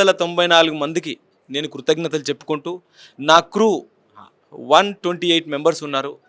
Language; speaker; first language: Telugu; native; Telugu